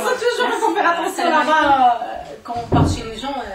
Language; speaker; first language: French; non-native, fluent; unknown